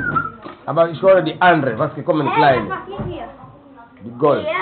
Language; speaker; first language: German; non-native, learner; Lingala